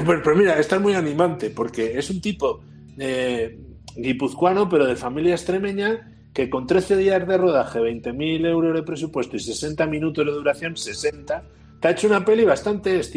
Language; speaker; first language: Spanish; native; Spanish